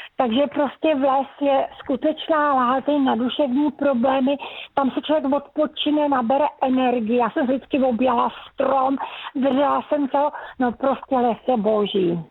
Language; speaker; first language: Czech; native; Czech